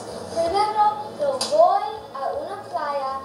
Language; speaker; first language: Spanish; non-native, learner; English